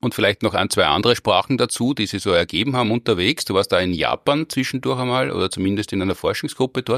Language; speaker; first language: German; native; German